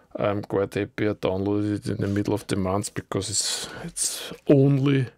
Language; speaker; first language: English; non-native, learner; German